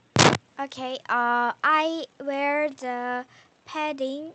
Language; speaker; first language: English; non-native, learner; Korean